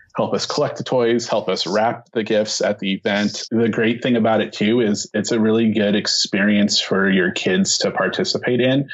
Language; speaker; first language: English; native; English